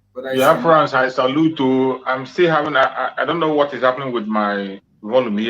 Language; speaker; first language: English; non-native, local second language; Igbo